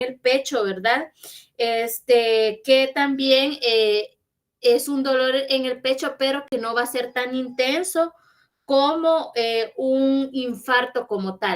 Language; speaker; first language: Spanish; native; Spanish